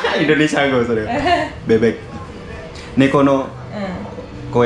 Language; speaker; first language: Japanese; non-native, learner; Indonesian